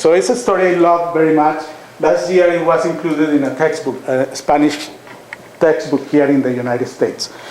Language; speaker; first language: English; non-native, fluent; Spanish